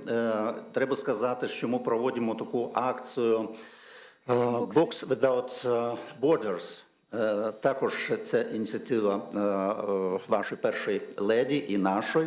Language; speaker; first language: Ukrainian; non-native, fluent; Lithuanian